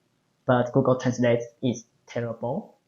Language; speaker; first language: English; non-native, learner; Chinese